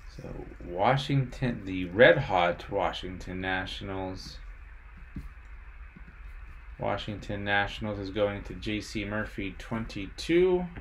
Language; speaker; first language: English; native; English